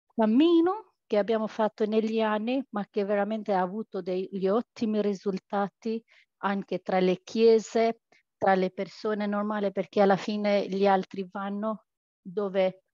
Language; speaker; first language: Italian; non-native, fluent; Albanian